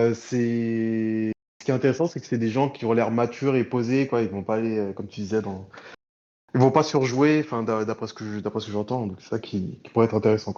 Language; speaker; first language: French; native; French